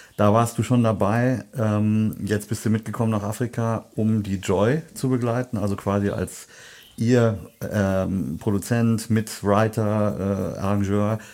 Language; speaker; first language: German; native; German